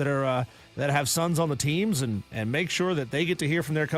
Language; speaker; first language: English; native; English